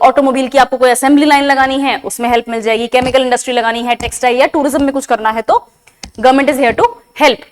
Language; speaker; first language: Hindi; native; Hindi